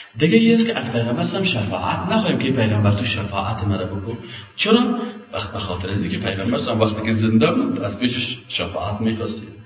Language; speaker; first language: Persian; native; Persian